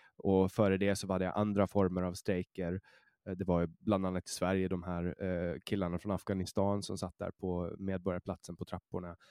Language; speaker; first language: Swedish; native; Swedish